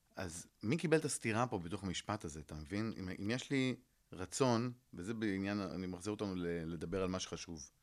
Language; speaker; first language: Hebrew; native; Hebrew